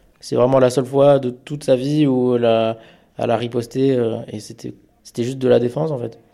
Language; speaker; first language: French; early bilingual, other home language; Amharic